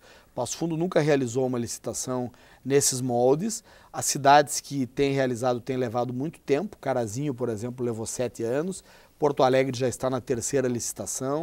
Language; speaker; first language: Portuguese; native; Portuguese